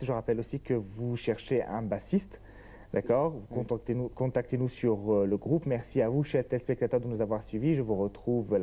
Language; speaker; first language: French; native; French